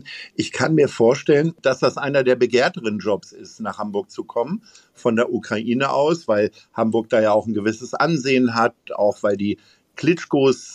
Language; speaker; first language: German; native; German